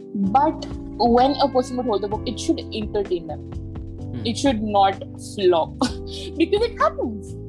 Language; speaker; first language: English; non-native, local second language; Hindi